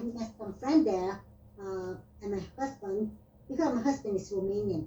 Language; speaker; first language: English; non-native, learner; Vietnamese